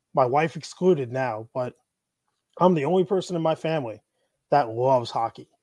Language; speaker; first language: English; native; English